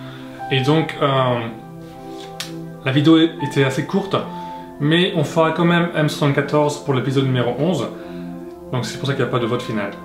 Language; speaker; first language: French; native; French